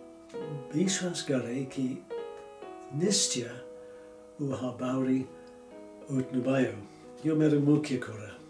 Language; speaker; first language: Nepali; non-native, fluent; English